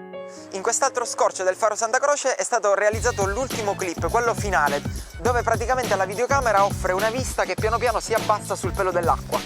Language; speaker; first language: Italian; native; Italian